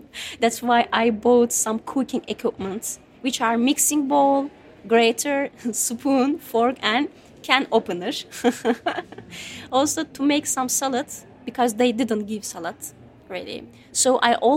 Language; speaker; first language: English; non-native, learner; Turkish